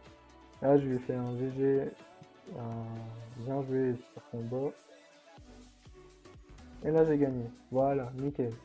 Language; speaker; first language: French; native; French